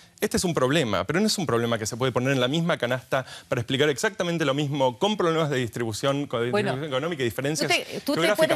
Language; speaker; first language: Spanish; native; Spanish